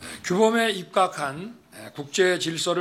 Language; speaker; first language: Korean; native; Korean